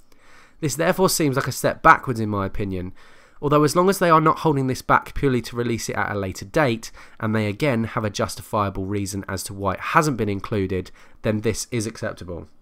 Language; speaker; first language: English; native; English